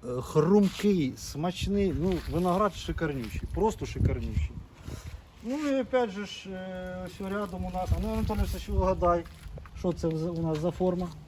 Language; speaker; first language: Ukrainian; non-native, local second language; Russian